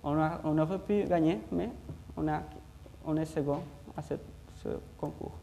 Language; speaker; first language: French; non-native, fluent; Spanish